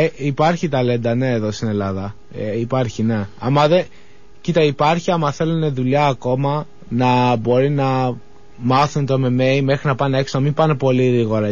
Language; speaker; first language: Greek; early bilingual, heritage; Greek